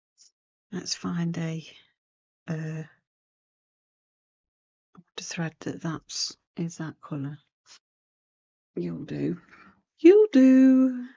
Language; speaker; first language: English; native; English